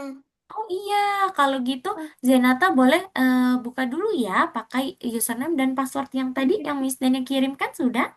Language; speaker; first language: Indonesian; native; Indonesian